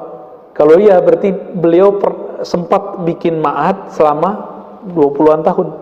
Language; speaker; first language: Indonesian; native; Indonesian